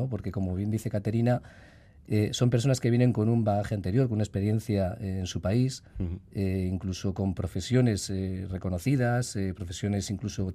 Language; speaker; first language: Spanish; native; Spanish